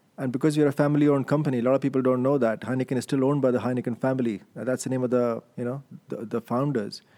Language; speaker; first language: English; non-native, local second language; Hindi